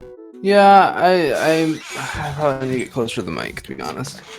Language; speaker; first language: English; native; English